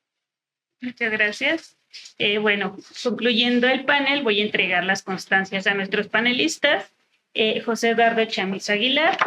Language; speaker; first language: Spanish; native; Spanish